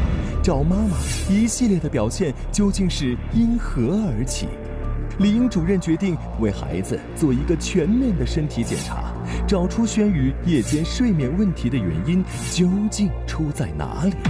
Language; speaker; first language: Chinese; native; Chinese